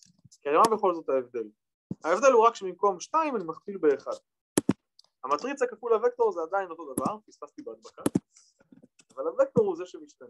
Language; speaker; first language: Hebrew; native; Hebrew